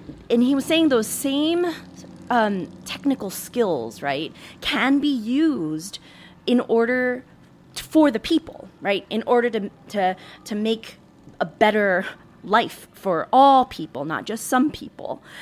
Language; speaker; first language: English; native; English